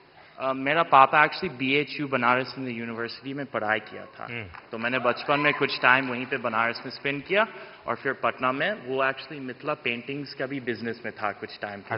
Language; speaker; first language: Hindi; non-native, fluent; English